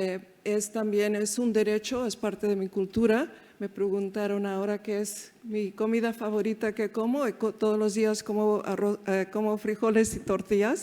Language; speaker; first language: Spanish; early bilingual, heritage; Spanish